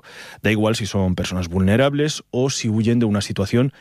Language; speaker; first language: Spanish; native; Spanish